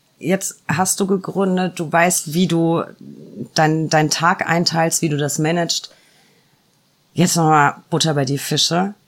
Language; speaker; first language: German; native; German